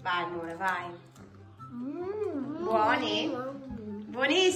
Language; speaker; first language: Italian; native; Italian